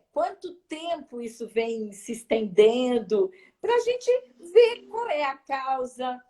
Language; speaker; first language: Portuguese; native; Portuguese